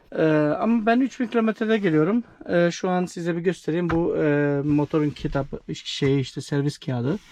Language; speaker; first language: Turkish; early bilingual, heritage; Turkish